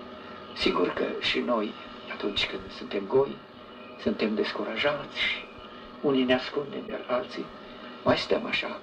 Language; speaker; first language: Romanian; native; Romanian